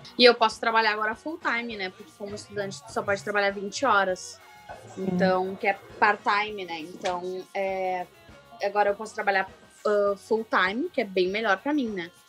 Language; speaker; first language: Portuguese; native; Portuguese